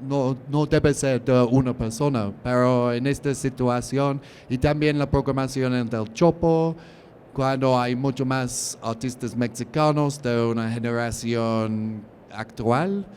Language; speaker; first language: Spanish; non-native, learner; English